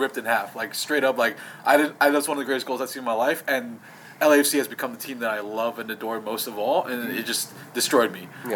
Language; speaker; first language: English; native; English